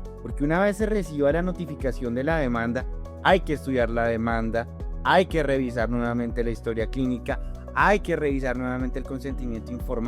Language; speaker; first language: Spanish; native; Spanish